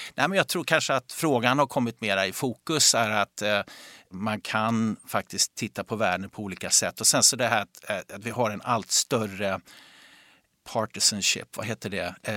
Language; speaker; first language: Swedish; native; Swedish